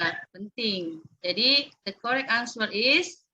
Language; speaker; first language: English; non-native, learner; Indonesian